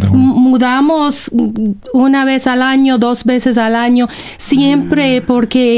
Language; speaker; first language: Spanish; non-native, fluent; English